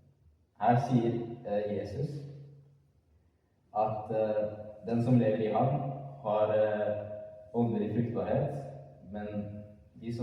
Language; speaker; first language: Norwegian; early bilingual, other home language; Amharic